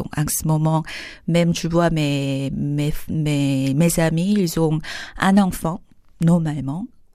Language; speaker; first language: French; non-native, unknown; Korean